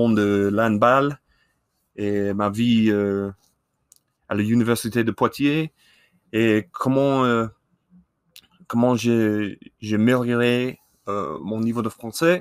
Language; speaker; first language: French; non-native, learner; English